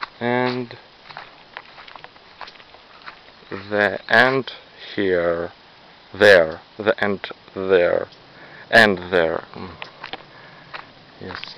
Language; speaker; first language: English; non-native, learner; Russian